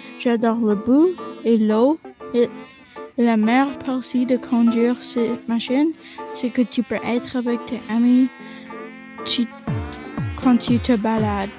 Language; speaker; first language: French; non-native, local second language; English